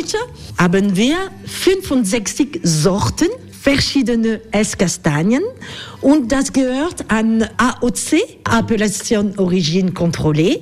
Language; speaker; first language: German; non-native, learner; French